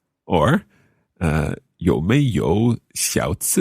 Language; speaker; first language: Chinese; non-native, learner; English